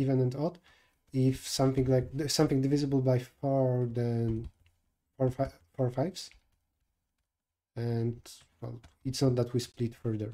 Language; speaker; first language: English; non-native, fluent; Polish